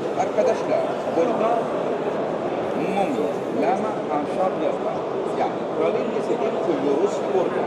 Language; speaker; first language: Turkish; non-native, learner; Arabic